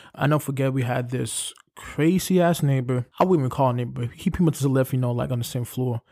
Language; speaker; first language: English; native; English